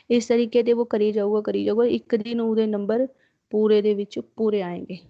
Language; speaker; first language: Hindi; non-native, local second language; Punjabi